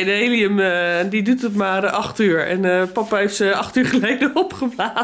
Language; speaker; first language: Dutch; native; Dutch